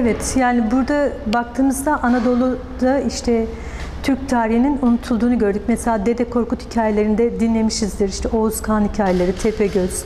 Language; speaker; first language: Turkish; native; Turkish